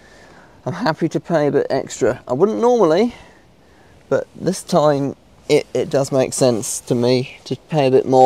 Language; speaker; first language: English; native; English